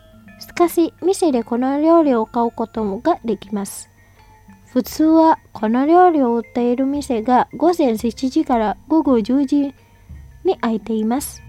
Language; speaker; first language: Japanese; non-native, fluent; Indonesian